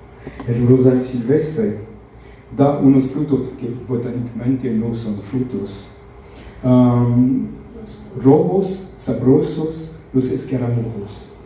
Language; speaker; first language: Spanish; non-native, fluent; French